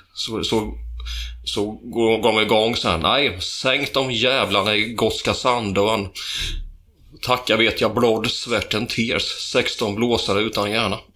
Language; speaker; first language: Swedish; native; Swedish